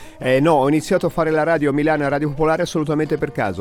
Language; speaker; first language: Italian; native; Italian